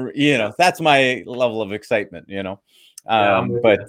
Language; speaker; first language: English; early bilingual, other home language; Hindi